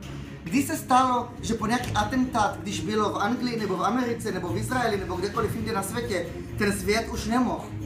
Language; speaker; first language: Czech; early bilingual, heritage; Czech